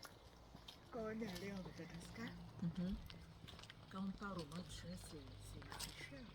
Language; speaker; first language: French; non-native, local second language; Malagasy